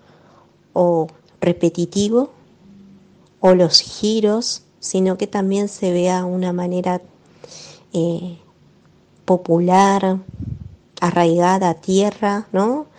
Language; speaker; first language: Spanish; native; Spanish